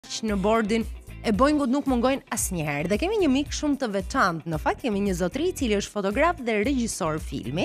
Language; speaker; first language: Albanian; native; Albanian